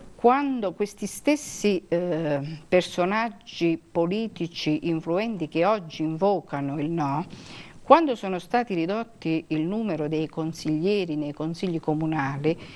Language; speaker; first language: Italian; native; Italian